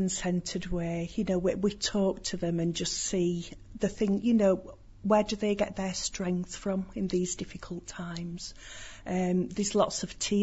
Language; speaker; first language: English; native; English